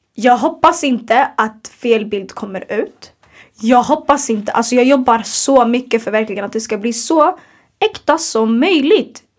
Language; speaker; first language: Swedish; early bilingual, other home language; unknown